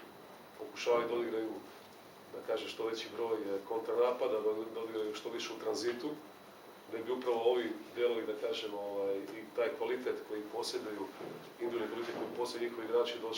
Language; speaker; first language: Serbian; native; Serbian